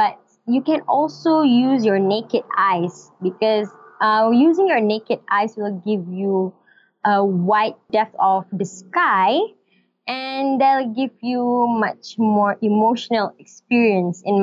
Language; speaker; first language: English; non-native, local second language; Malay